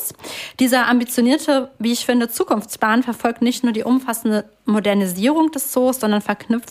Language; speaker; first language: German; native; German